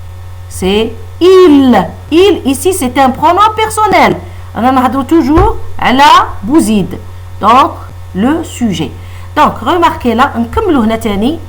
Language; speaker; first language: French; non-native, local second language; Arabic